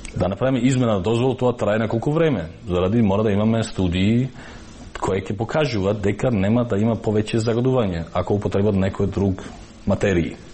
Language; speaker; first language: Macedonian; non-native, local second language; Albanian